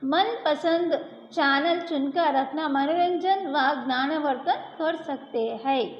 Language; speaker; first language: Hindi; non-native, local second language; Kannada